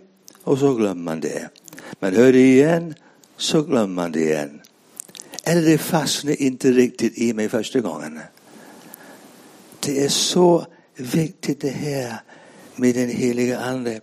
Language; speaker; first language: Swedish; non-native, fluent; English